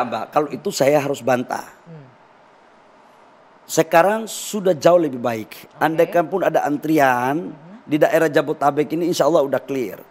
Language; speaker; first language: Indonesian; native; Indonesian